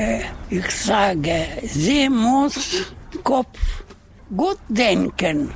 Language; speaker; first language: German; non-native, learner; Russian